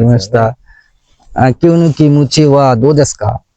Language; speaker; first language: Japanese; non-native, learner; Bangla